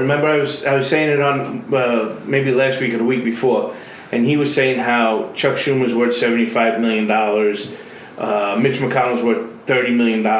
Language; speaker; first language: English; native; English